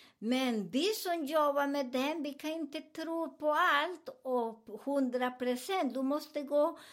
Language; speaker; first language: Swedish; non-native, learner; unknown